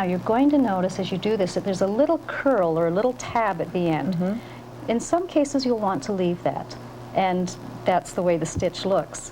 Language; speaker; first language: English; native; English